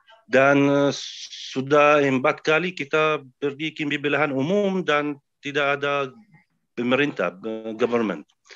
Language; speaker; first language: Indonesian; non-native, fluent; Arabic